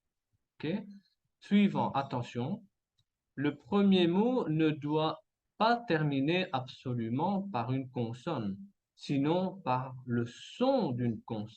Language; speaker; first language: French; non-native, fluent; Spanish